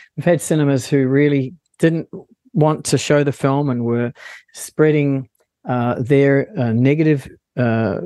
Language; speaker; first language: English; native; English